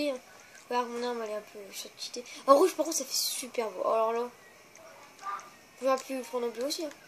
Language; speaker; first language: French; native; French